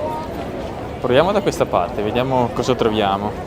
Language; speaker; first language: Italian; native; Italian